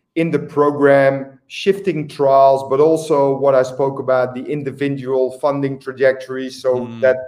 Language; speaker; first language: English; non-native, fluent; Dutch